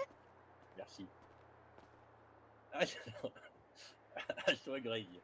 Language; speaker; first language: French; native; French